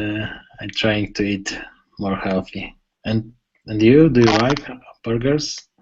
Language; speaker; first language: English; non-native, learner; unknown